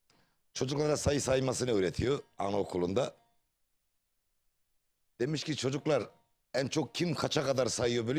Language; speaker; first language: Turkish; native; Turkish